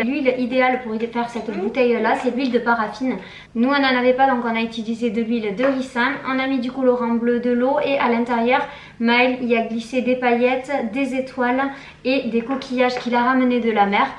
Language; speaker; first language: French; native; French